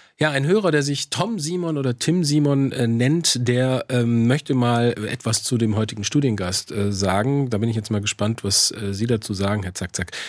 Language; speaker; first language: German; native; German